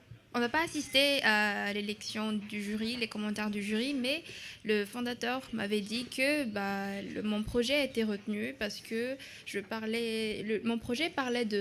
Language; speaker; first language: French; non-native, local second language; Malagasy